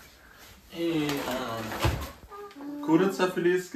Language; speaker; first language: Russian; non-native, learner; German